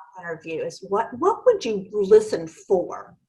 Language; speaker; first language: English; native; English